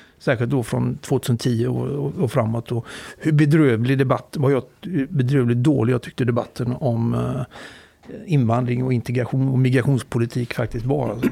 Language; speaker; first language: Swedish; native; Swedish